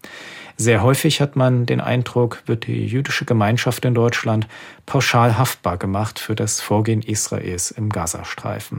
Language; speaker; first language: German; native; German